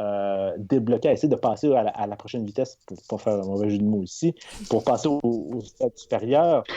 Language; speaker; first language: French; native; French